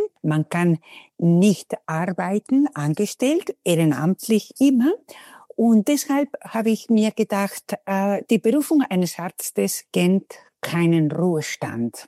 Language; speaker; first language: German; non-native, fluent; Spanish